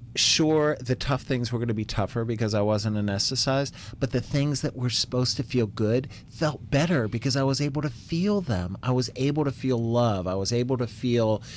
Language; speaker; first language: English; native; English